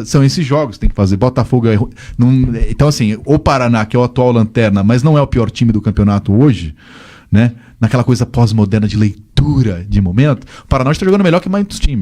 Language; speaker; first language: Portuguese; native; Portuguese